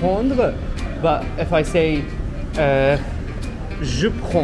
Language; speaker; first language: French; non-native, learner; Arabic